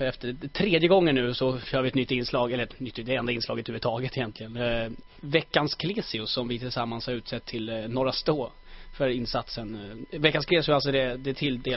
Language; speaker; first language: Swedish; native; Swedish